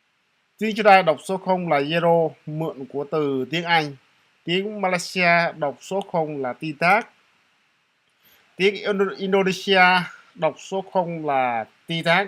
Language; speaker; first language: Vietnamese; non-native, local second language; Jarai